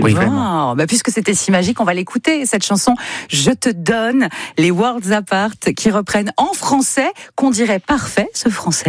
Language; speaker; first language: French; native; French